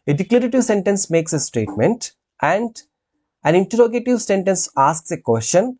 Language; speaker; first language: English; non-native, local second language; Telugu